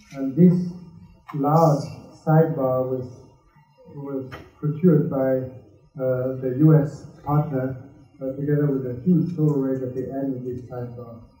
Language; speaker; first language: English; non-native, fluent; French